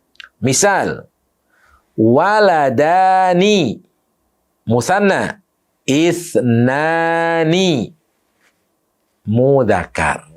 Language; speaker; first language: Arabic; non-native, fluent; Indonesian